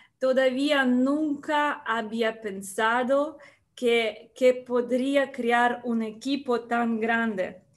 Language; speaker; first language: Spanish; non-native, learner; Russian